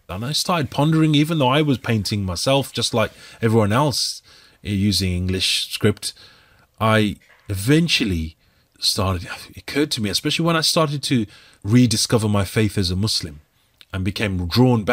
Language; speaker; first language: English; native; English